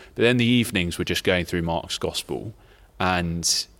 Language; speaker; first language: English; native; English